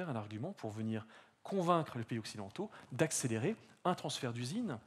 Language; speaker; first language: French; native; French